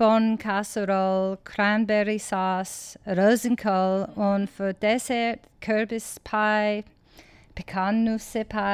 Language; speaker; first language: German; non-native, learner; English